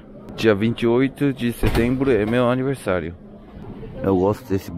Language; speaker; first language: Portuguese; non-native, learner; Korean